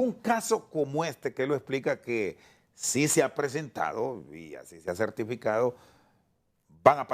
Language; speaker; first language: Spanish; native; Spanish